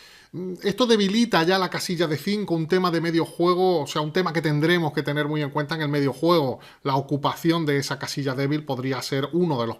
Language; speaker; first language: Spanish; native; Spanish